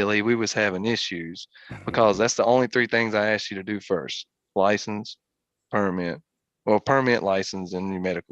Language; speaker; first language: English; native; English